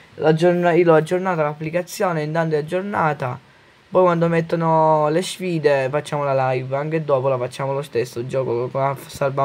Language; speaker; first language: Italian; native; Italian